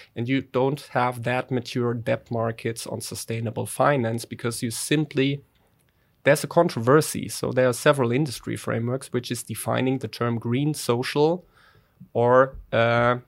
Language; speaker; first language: English; non-native, fluent; German